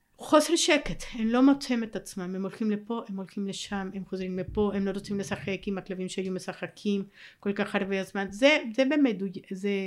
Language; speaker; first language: Hebrew; non-native, fluent; Spanish